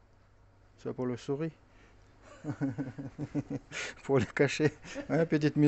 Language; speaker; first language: French; non-native, learner; Russian